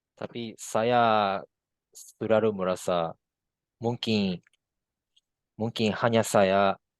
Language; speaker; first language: Indonesian; non-native, fluent; Japanese